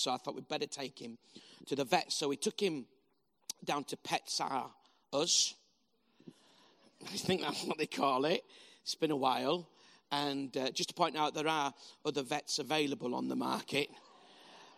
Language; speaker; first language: English; native; English